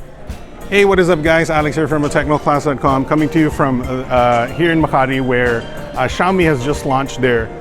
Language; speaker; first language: English; non-native, local second language; Filipino